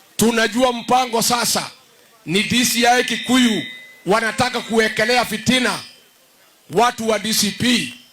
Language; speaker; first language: Swahili; non-native, local second language; Kikuyu